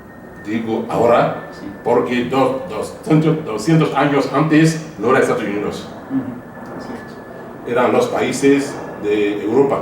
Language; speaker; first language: Spanish; non-native, fluent; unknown